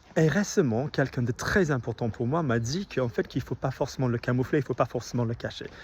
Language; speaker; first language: French; non-native, fluent; English